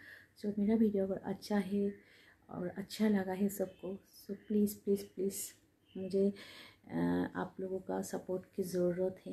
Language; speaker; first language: Hindi; non-native, local second language; Assamese